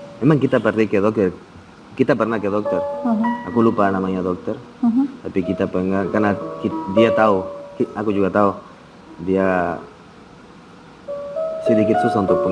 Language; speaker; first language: Indonesian; non-native, fluent; Spanish